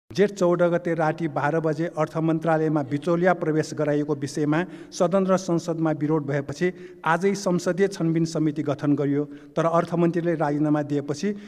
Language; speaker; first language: Nepali; non-native, local second language; Newari